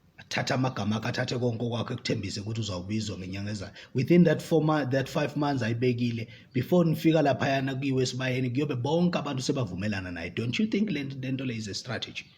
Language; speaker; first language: Zulu; non-native, local second language; Swati